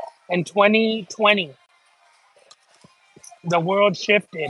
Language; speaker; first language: English; early bilingual, other home language; Spanish